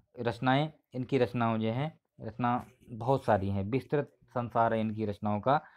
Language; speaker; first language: Hindi; native; Hindi